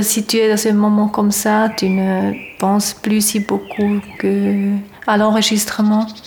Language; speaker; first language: French; non-native, fluent; German